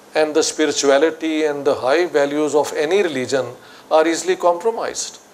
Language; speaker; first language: English; non-native, local second language; Punjabi